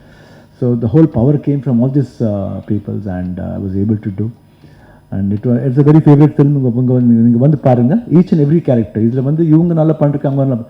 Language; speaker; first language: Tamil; non-native, local second language; Kannada